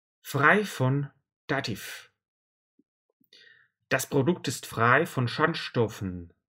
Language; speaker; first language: German; non-native, fluent; Russian